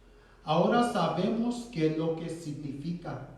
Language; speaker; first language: Spanish; early bilingual, heritage; Spanish